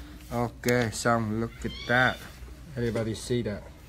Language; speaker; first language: English; non-native, learner; Vietnamese